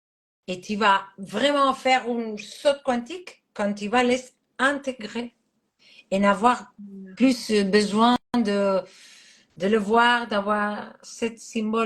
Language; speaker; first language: French; non-native, fluent; Catalan